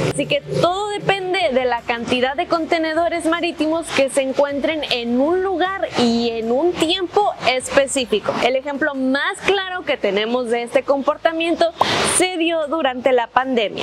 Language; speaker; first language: Spanish; native; Spanish